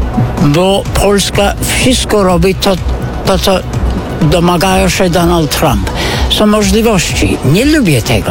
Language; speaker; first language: Polish; non-native, fluent; English